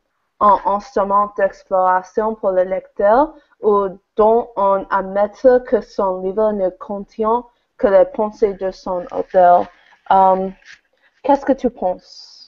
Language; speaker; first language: French; non-native, learner; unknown